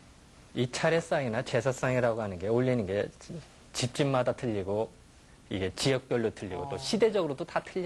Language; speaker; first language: Korean; native; Korean